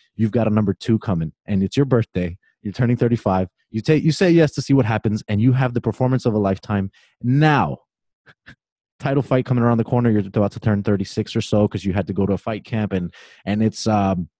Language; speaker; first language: English; native; English